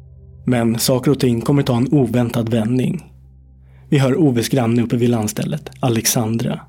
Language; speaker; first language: Swedish; native; Swedish